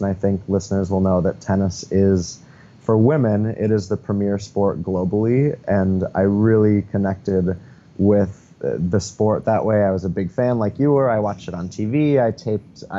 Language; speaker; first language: English; native; English